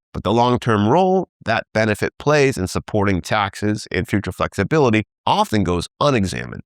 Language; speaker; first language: English; native; English